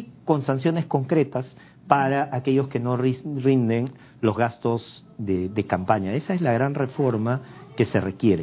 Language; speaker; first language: Spanish; native; Spanish